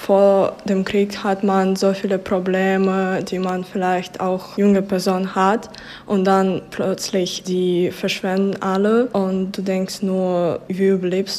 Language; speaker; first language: German; non-native, fluent; Ukrainian